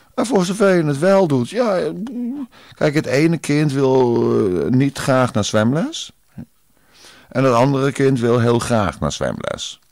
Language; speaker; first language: Dutch; native; Dutch